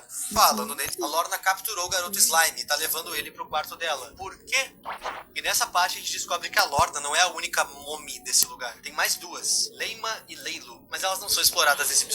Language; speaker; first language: Portuguese; native; Portuguese